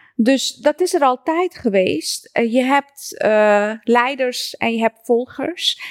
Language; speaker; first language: Dutch; early bilingual, other home language; Persian